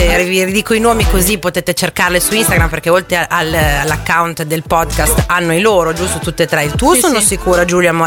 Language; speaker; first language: Italian; native; Italian